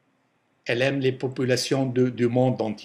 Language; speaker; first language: French; non-native, local second language; Arabic